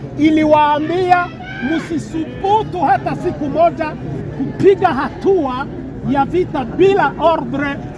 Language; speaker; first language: Swahili; non-native, local second language; Kinyarwanda